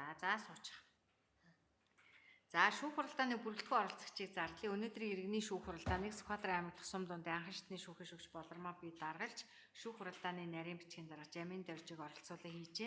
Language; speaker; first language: Mongolian; native; Mongolian